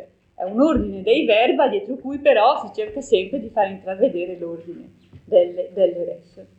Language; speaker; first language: Italian; native; Italian